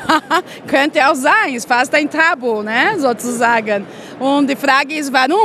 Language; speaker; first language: German; non-native, fluent; Portuguese